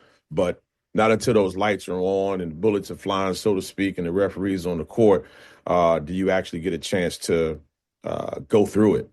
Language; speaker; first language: English; native; English